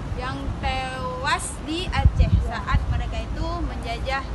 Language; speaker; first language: Indonesian; native; Indonesian